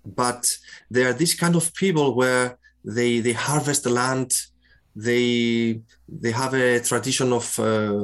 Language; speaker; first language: English; non-native, fluent; Greek